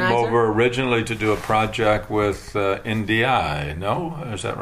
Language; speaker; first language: English; native; English